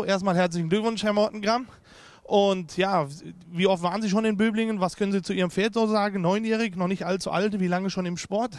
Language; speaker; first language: German; native; German